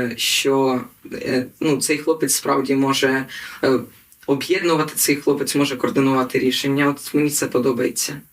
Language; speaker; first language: Ukrainian; native; Ukrainian